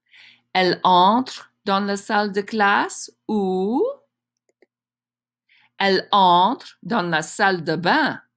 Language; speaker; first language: French; non-native, fluent; English